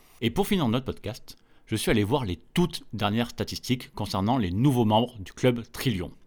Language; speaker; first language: French; native; French